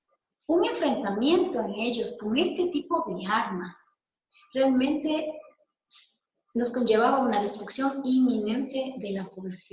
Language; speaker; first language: Spanish; native; Spanish